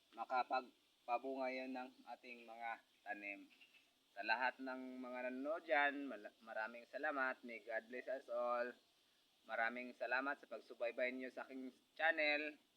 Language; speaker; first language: Filipino; non-native, local second language; Cebuano